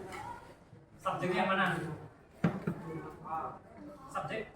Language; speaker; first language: Indonesian; native; Indonesian